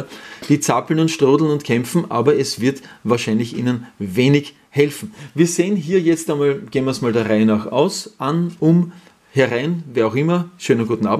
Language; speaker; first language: German; native; German